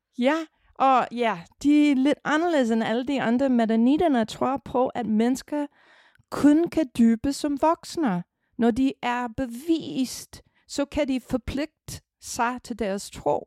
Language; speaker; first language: Danish; non-native, fluent; English